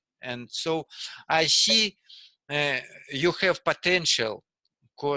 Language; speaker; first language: English; non-native, learner; Russian